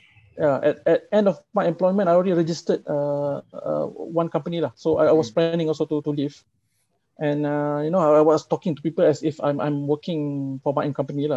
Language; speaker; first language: English; non-native, local second language; Malay